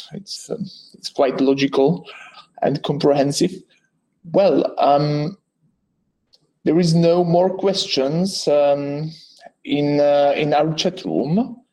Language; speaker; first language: English; non-native, fluent; Czech